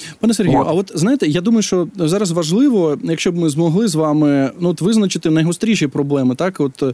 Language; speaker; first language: Ukrainian; native; Ukrainian